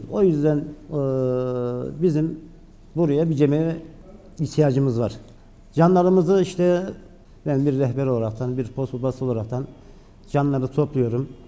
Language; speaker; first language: Turkish; native; Turkish